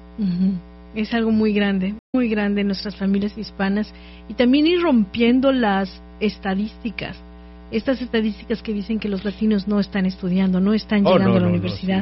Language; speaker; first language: Spanish; native; Spanish